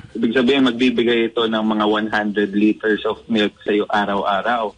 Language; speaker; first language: Filipino; native; Filipino